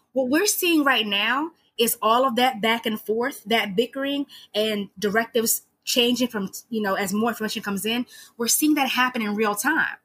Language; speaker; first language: English; native; English